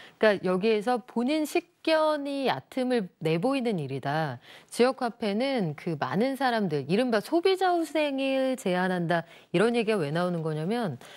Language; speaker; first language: Korean; native; Korean